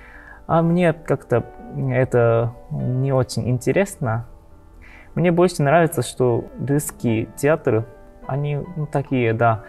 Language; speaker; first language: Russian; non-native, learner; Japanese